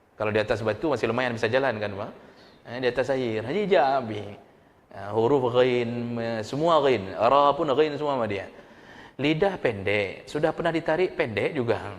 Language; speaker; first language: Malay; non-native, local second language; Achinese